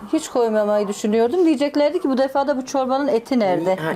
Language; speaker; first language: Turkish; native; Turkish